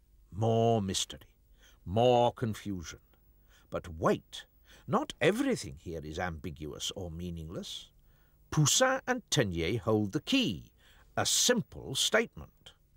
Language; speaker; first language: English; native; English